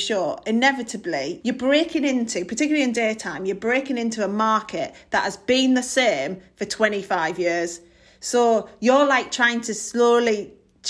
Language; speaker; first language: English; native; English